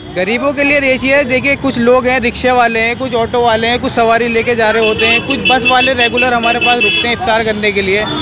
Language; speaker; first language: Hindi; native; Hindi